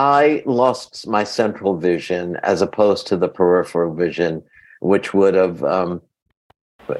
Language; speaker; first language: English; early bilingual, other home language; Greek